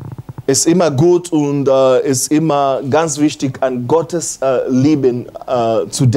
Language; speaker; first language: German; non-native, learner; English